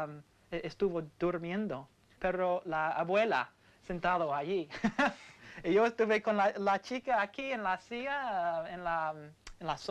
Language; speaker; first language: Spanish; non-native, learner; English